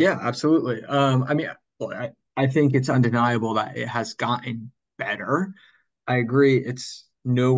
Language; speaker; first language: English; native; English